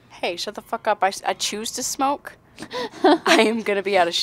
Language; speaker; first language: English; native; English